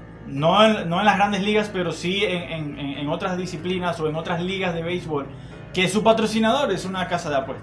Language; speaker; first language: Spanish; native; Spanish